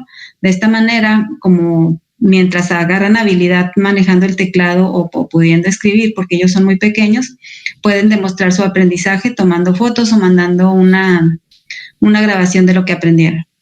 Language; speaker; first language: Spanish; native; Spanish